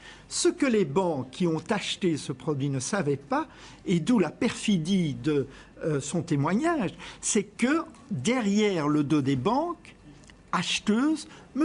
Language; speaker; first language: French; native; French